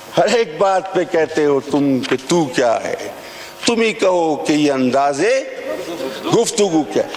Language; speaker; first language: Urdu; non-native, local second language; Sindhi